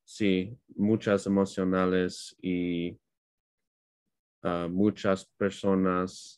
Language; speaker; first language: Spanish; non-native, learner; English